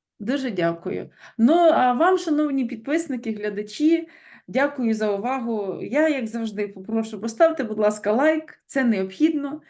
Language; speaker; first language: Ukrainian; native; Ukrainian